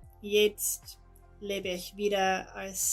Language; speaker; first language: German; non-native, learner; English